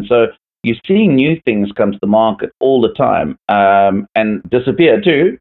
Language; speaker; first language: English; native; English